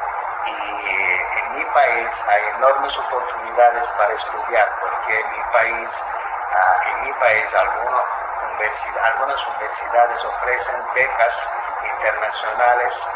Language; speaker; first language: Spanish; non-native, fluent; Azerbaijani